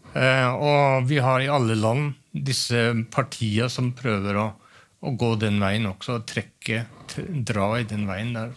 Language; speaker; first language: Norwegian; native; Norwegian